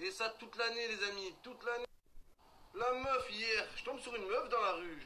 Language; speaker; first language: French; native; French